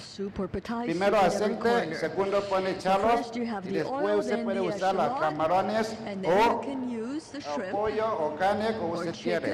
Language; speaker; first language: Spanish; non-native, learner; Thai